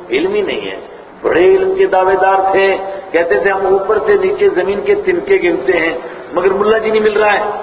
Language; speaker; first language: Urdu; native; Urdu